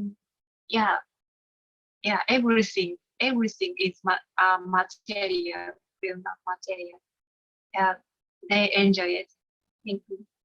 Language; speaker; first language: English; non-native, learner; Japanese